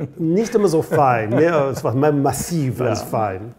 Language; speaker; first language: German; non-native, fluent; English